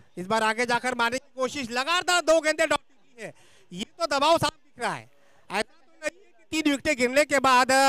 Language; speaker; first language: Hindi; non-native, local second language; Marathi